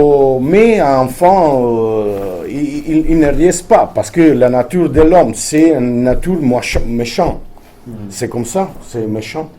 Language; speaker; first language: French; non-native, fluent; Italian